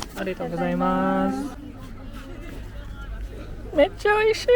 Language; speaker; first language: Japanese; non-native, learner; Filipino